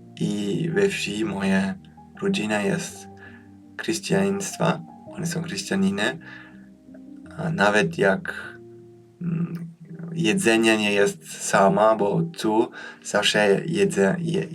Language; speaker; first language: Polish; early bilingual, heritage; Polish